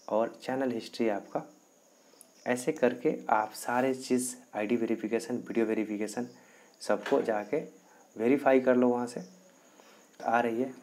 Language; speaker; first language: Hindi; native; Hindi